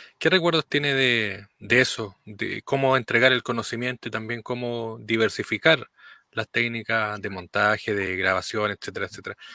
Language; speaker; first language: Spanish; native; Spanish